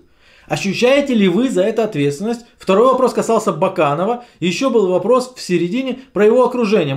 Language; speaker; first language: Russian; native; Russian